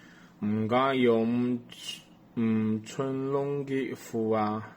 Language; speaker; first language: Cantonese; non-native, learner; Chinese